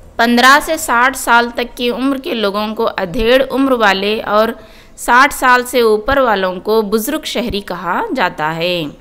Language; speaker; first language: Urdu; native; Urdu